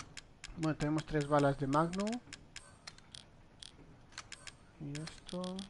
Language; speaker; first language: Spanish; native; Spanish